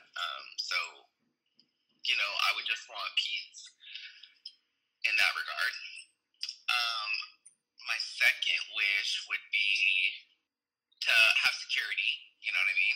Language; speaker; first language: English; native; English